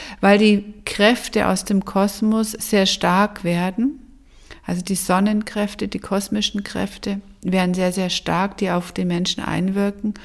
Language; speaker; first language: German; native; German